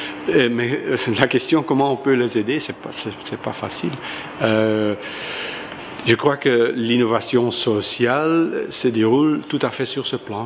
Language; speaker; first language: French; non-native, local second language; Dutch